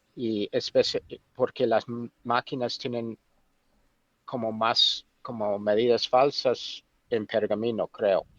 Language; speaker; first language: Spanish; non-native, fluent; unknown